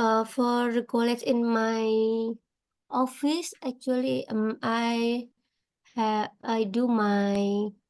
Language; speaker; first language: English; non-native, learner; Indonesian